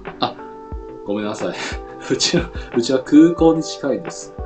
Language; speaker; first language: Japanese; non-native, fluent; Chinese